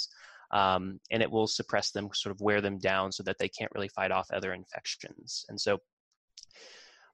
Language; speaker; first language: English; native; English